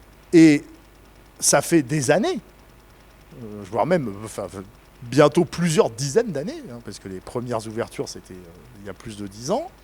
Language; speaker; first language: French; native; French